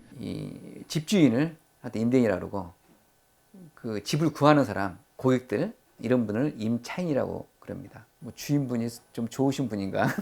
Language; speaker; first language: Korean; native; Korean